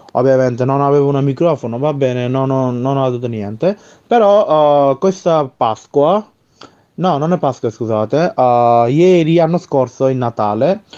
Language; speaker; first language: Italian; non-native, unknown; Bangla